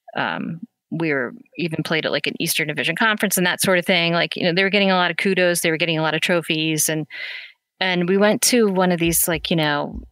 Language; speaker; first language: English; native; English